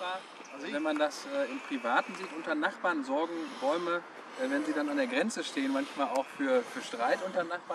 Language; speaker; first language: German; native; German